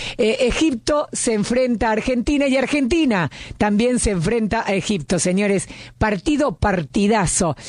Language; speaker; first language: Spanish; native; Spanish